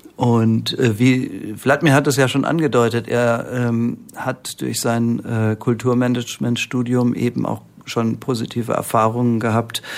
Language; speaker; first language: German; native; German